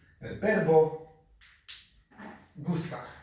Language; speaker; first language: Spanish; non-native, fluent; Polish